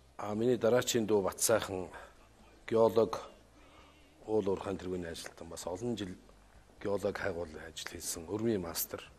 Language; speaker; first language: Mongolian; native; Mongolian